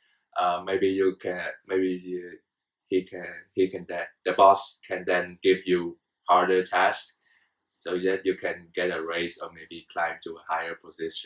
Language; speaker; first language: English; non-native, fluent; Vietnamese